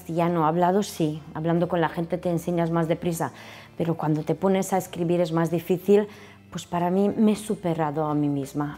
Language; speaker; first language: Spanish; non-native, fluent; Romanian